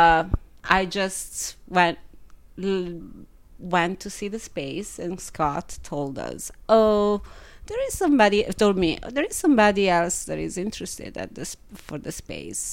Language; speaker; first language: English; non-native, fluent; Italian